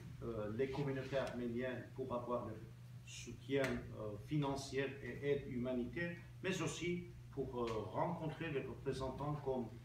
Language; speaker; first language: French; non-native, local second language; Armenian